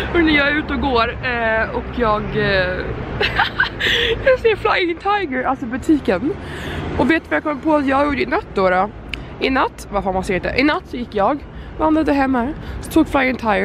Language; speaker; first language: Swedish; native; Swedish